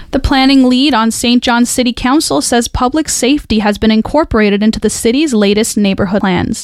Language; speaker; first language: English; native; English